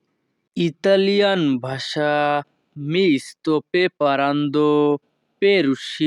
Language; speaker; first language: Italian; non-native, learner; Bangla